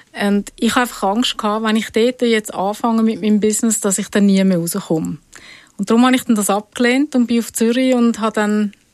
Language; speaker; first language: German; native; German